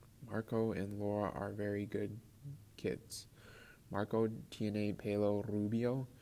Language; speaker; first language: English; native; English